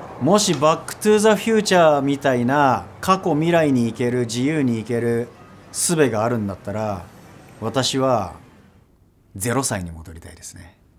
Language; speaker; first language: Japanese; native; Japanese